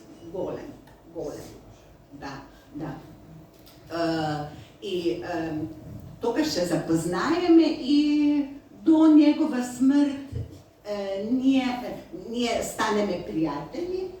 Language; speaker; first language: Macedonian; non-native, learner; Slovenian